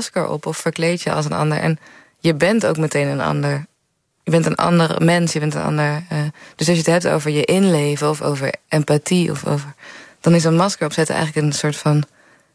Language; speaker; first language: Dutch; native; Dutch